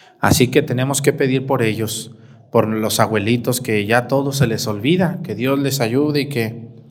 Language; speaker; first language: Spanish; native; Spanish